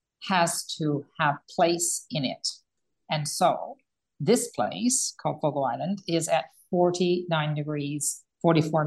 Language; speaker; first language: English; native; English